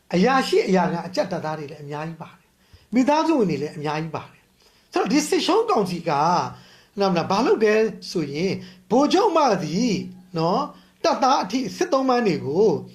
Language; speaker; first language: Burmese; native; Burmese